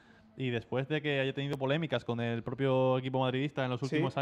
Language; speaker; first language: Spanish; native; Spanish